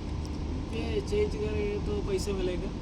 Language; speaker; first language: Hindi; non-native, local second language; Malayalam